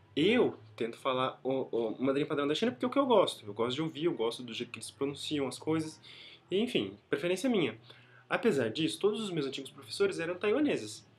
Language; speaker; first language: Portuguese; native; Portuguese